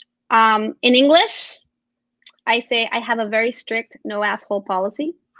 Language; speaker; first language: English; early bilingual, other home language; Spanish